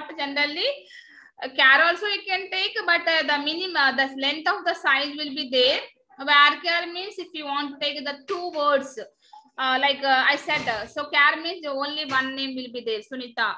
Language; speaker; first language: English; non-native, local second language; Telugu